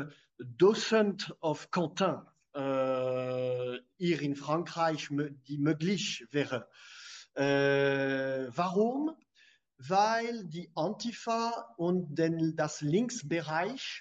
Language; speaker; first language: German; non-native, fluent; French